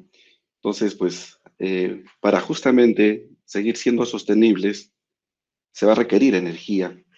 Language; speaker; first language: Spanish; native; Spanish